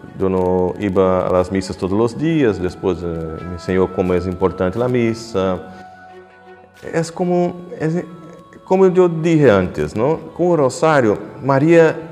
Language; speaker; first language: Spanish; non-native, fluent; Portuguese